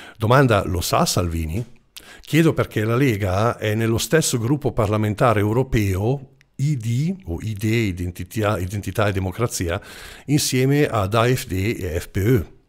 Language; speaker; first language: Italian; non-native, fluent; German